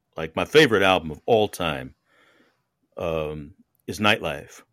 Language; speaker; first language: English; native; English